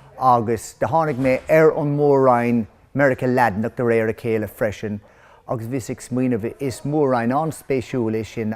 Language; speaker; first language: Irish; native; Irish